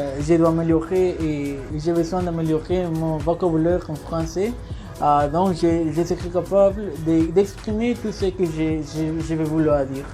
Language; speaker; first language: French; non-native, learner; Spanish